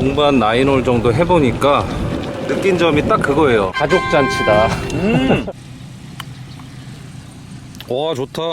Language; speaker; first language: Korean; native; Korean